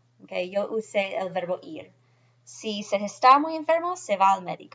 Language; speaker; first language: Spanish; non-native, fluent; English